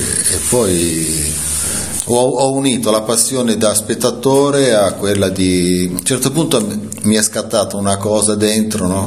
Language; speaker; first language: Italian; native; Italian